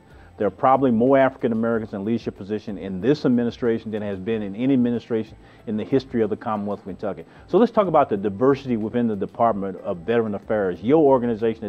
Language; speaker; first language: English; native; English